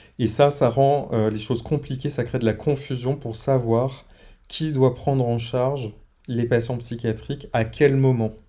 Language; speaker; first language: French; native; French